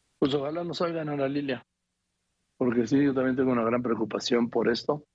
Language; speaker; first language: Spanish; native; Spanish